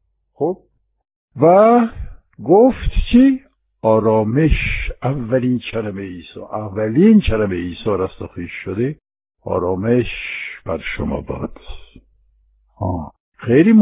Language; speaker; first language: Persian; non-native, fluent; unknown